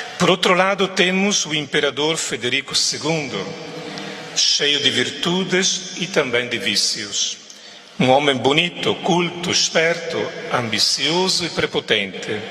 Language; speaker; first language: Portuguese; non-native, fluent; Italian